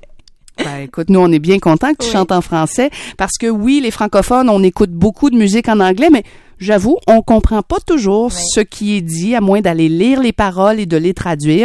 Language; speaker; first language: French; native; French